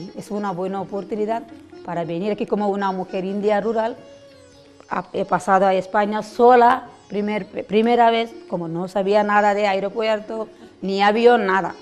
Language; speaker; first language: Spanish; non-native, learner; Telugu